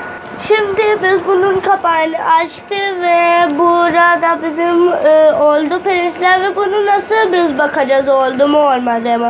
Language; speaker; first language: Turkish; non-native, learner; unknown